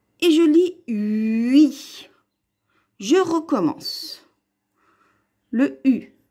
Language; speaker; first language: French; native; French